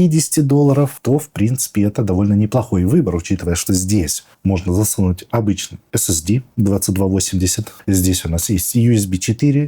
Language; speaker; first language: Russian; native; Russian